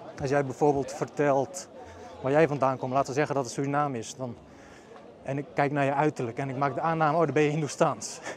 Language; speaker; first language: Dutch; early bilingual, other home language; Bosnian